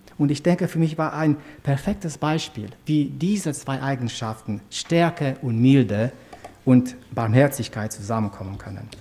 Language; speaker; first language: German; non-native, fluent; Romanian